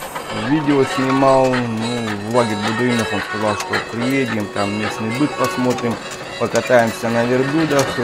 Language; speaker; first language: Russian; native; Russian